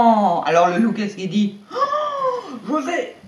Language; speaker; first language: French; native; French